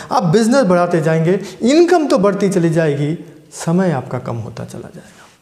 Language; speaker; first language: Hindi; non-native, local second language; Bangla